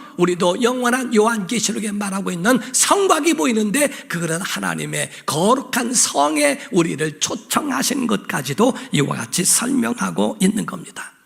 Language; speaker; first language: Korean; native; Korean